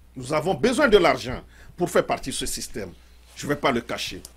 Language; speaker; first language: French; non-native, local second language; Ewe